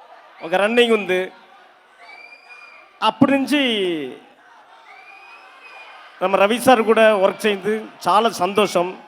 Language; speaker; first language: Telugu; non-native, fluent; Tamil